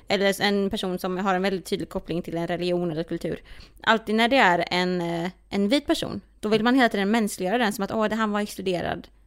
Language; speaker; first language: Swedish; native; Swedish